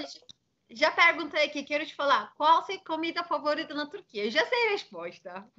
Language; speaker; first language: Portuguese; non-native, fluent; Turkish